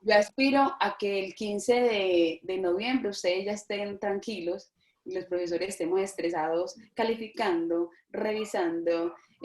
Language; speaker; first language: Spanish; native; Spanish